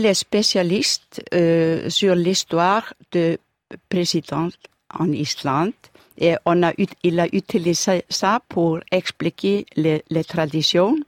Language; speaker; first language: French; non-native, learner; Icelandic